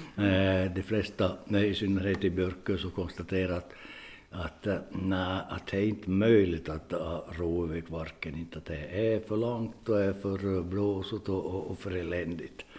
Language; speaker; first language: Swedish; native; Swedish